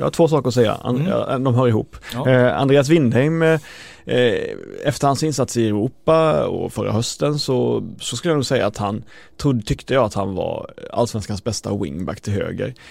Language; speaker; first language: Swedish; native; Swedish